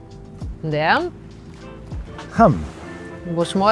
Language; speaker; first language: Slovenian; native; Slovenian